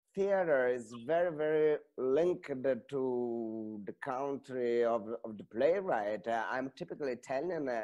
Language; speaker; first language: English; non-native, fluent; Italian